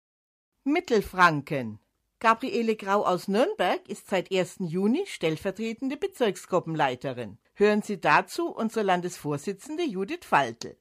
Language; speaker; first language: German; native; German